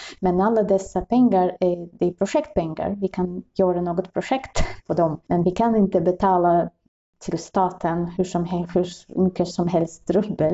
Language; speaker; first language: Swedish; non-native, fluent; Russian